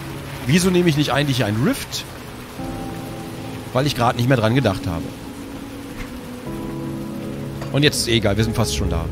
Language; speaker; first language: German; native; German